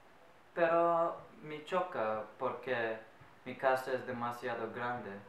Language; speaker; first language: Spanish; non-native, learner; English